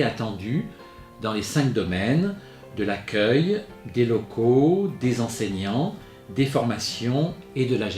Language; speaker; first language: French; native; French